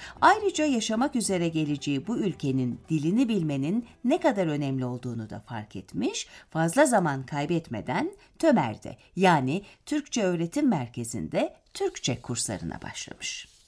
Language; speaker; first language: Turkish; native; Turkish